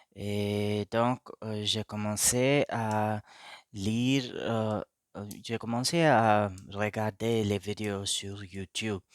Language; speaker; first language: French; non-native, learner; Hindi